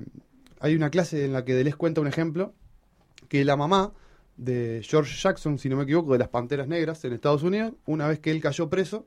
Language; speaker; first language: Spanish; native; Spanish